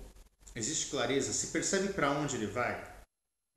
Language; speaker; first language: Portuguese; native; Portuguese